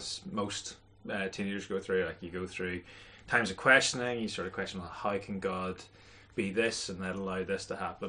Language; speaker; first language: English; native; English